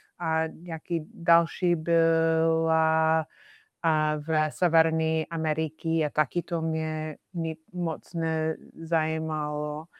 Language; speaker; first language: Czech; non-native, fluent; English